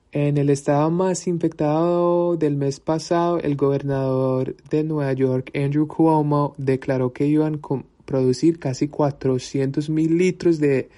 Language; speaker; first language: Spanish; early bilingual, heritage; Spanish